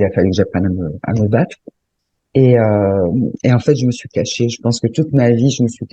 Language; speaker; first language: French; native; French